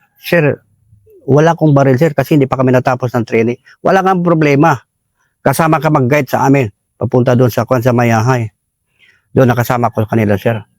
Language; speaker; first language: Filipino; non-native, local second language; Cebuano